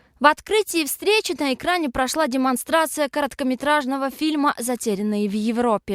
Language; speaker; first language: Russian; non-native, local second language; Chechen